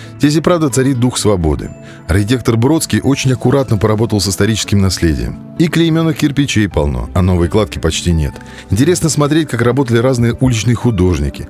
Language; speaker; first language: Russian; native; Russian